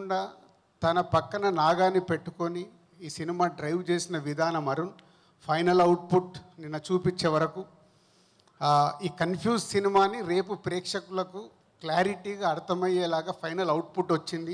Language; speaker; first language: Telugu; native; Telugu